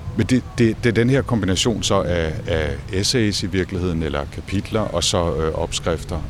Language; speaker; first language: Danish; native; Danish